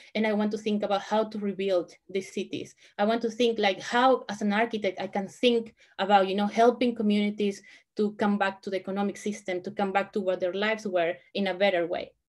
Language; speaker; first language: English; non-native, fluent; Spanish